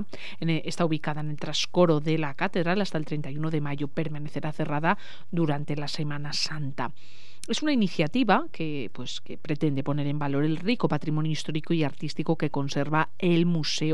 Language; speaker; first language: Spanish; native; Spanish